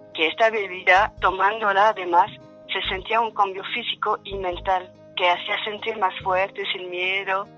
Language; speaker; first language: Spanish; non-native, fluent; French